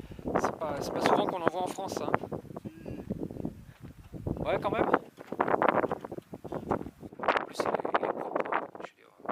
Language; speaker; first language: French; native; French